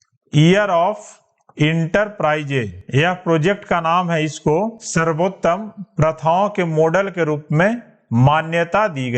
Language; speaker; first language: Hindi; native; Hindi